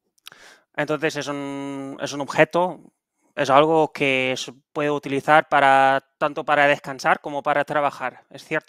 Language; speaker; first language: Spanish; non-native, fluent; Dutch